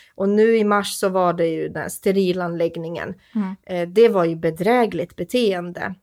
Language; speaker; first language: Swedish; non-native, fluent; Croatian